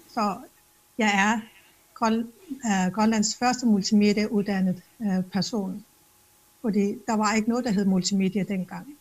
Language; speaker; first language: Danish; non-native, local second language; Kalaallisut